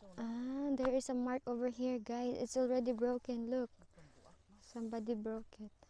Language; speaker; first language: English; non-native, local second language; Cebuano